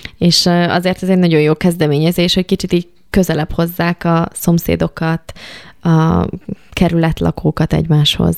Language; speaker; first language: Hungarian; native; Hungarian